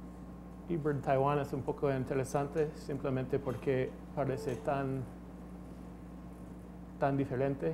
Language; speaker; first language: Spanish; non-native, fluent; English